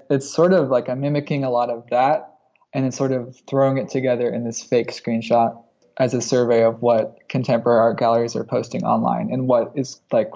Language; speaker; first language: English; native; English